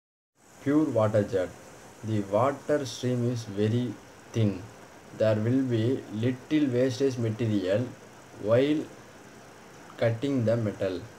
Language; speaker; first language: English; non-native, local second language; Tamil